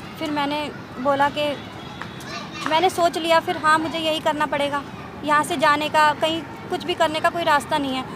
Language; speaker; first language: Hindi; non-native, local second language; Tamil